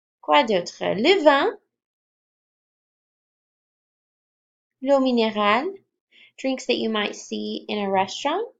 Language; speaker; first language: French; non-native, fluent; English